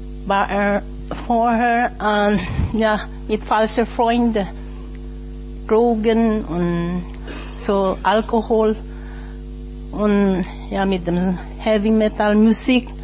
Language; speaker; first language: German; non-native, learner; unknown